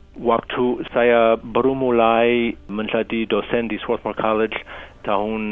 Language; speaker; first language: Indonesian; non-native, fluent; English